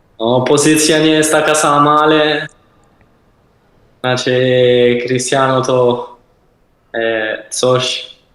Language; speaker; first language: Polish; early bilingual, heritage; Polish